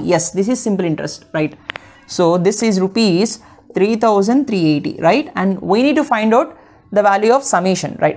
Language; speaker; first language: English; non-native, local second language; Telugu